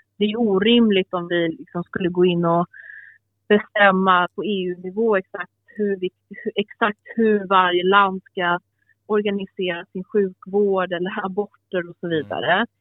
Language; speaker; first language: Swedish; early bilingual, other home language; Albanian